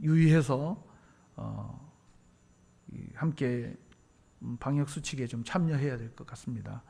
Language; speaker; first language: Korean; native; Korean